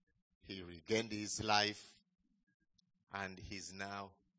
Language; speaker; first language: English; non-native, local second language; Ganda